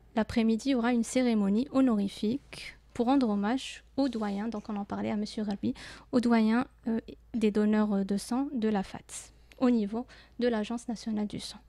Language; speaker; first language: French; non-native, local second language; Arabic